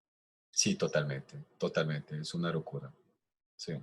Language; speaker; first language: Spanish; non-native, fluent; French